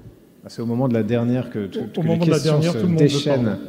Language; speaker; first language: French; native; French